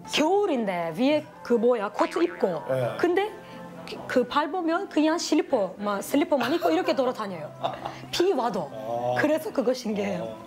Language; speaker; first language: Korean; non-native, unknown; Turkish